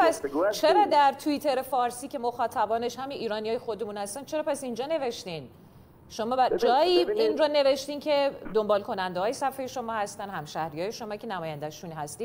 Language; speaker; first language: Persian; native; Persian